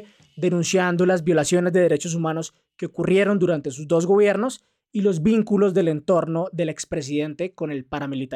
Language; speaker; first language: Spanish; native; Spanish